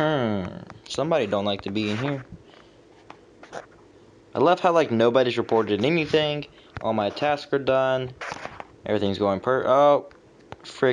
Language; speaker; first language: English; native; English